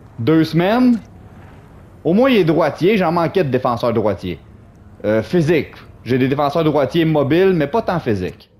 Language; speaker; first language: French; native; French